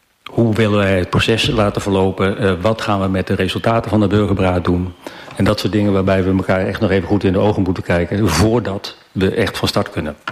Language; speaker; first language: Dutch; native; Dutch